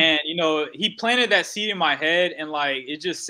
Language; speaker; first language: English; native; English